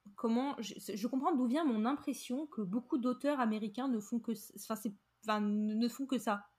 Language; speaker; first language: French; native; French